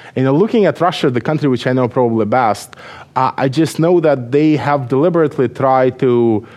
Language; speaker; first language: English; non-native, fluent; Russian